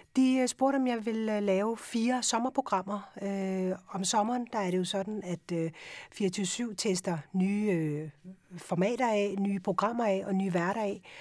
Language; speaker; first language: Danish; early bilingual, other home language; Urdu